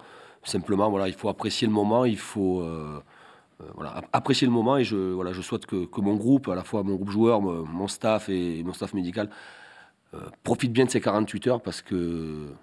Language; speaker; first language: French; native; French